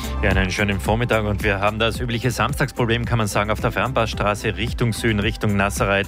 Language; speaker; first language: German; native; German